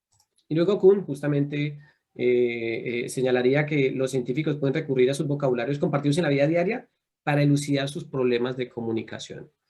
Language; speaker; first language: Spanish; native; Spanish